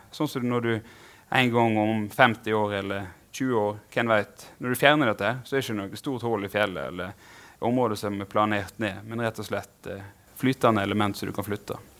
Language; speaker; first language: Norwegian; native; Norwegian